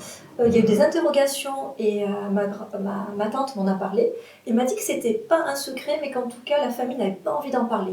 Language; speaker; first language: French; native; French